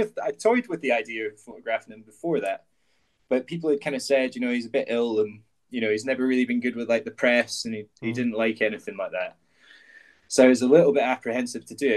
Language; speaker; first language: English; native; English